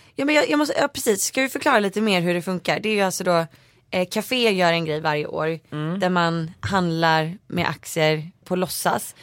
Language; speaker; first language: Swedish; native; Swedish